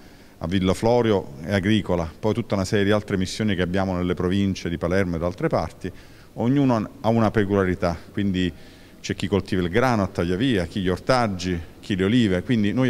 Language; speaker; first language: Italian; native; Italian